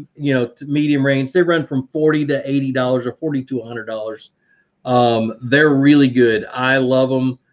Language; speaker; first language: English; native; English